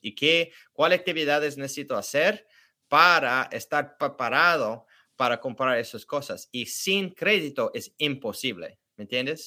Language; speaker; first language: Spanish; early bilingual, heritage; English